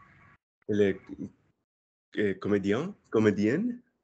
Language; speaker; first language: French; non-native, learner; English